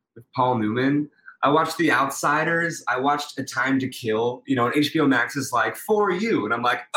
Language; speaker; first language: English; native; English